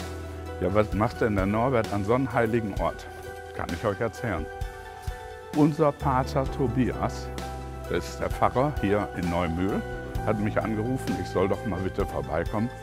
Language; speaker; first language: German; native; German